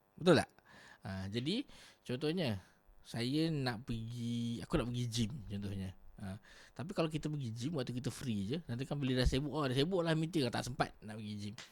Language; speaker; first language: Malay; native; Malay